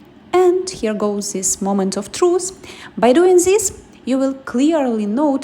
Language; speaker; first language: English; non-native, fluent; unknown